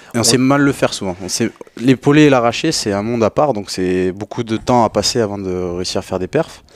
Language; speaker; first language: French; native; French